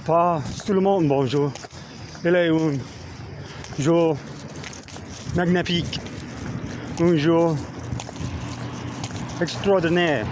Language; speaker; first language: French; non-native, learner; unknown